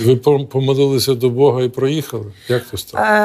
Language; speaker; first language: Ukrainian; native; Ukrainian